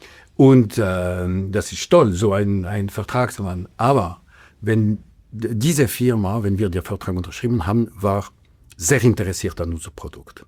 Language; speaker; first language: German; non-native, local second language; French